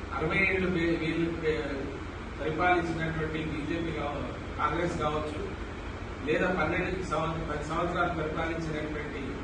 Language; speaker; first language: Telugu; non-native, local second language; Lambadi